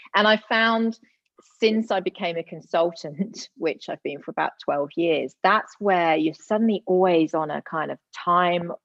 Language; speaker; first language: English; native; English